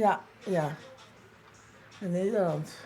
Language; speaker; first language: Dutch; non-native, local second language; Papiamento